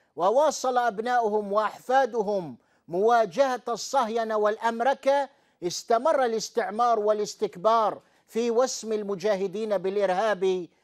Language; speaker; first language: Arabic; native; Arabic